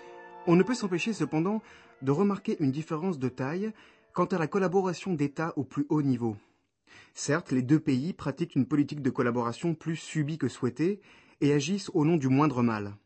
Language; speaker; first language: French; native; French